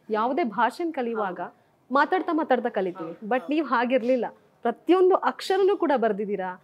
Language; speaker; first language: Kannada; native; Kannada